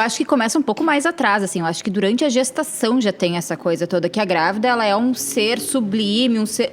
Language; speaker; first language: Portuguese; native; Portuguese